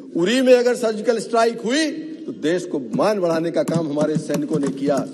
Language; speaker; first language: Hindi; native; Hindi